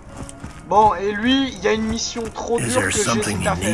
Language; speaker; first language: French; native; French